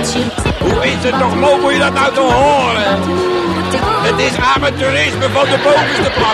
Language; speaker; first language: Dutch; native; Dutch